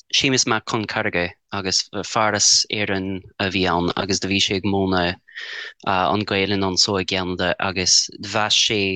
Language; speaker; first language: Irish; non-native, fluent; English